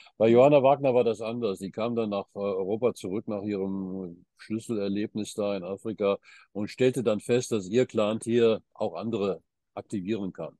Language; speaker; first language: German; early bilingual, heritage; German